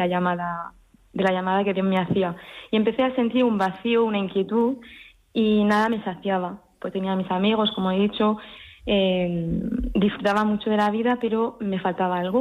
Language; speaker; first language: Spanish; early bilingual, heritage; Spanish